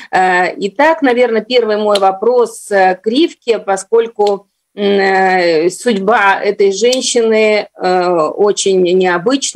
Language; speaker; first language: Russian; native; Russian